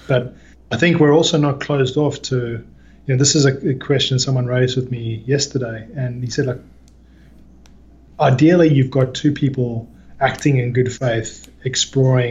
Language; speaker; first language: English; native; English